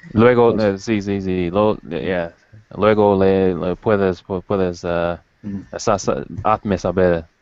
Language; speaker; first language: Spanish; non-native, learner; English